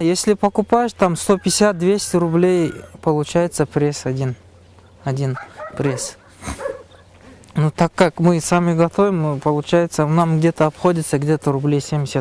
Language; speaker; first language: Russian; non-native, local second language; Kyrgyz